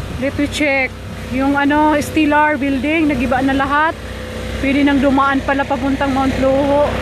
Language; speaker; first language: Filipino; non-native, local second language; Bikol